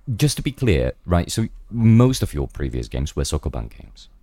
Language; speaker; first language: English; non-native, fluent; Czech